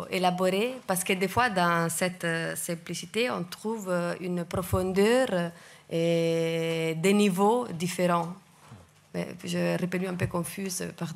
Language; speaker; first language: French; non-native, fluent; Italian